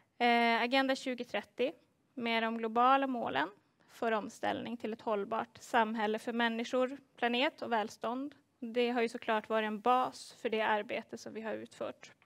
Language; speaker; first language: Swedish; native; Swedish